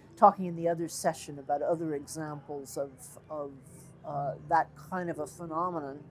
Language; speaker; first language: English; native; English